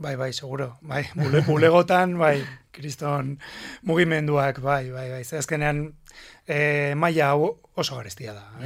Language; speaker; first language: Basque; non-native, local second language; Spanish